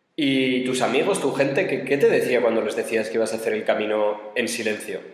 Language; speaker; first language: Spanish; native; Spanish